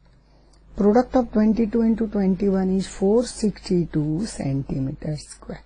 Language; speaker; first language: English; non-native, local second language; Gujarati